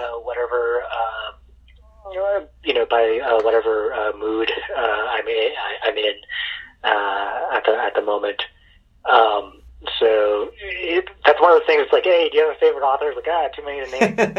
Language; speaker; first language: English; native; English